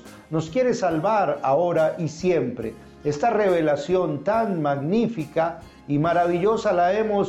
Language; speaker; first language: Spanish; native; Spanish